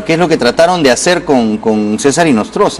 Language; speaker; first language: Spanish; native; Spanish